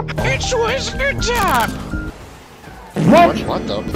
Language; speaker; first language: English; native; English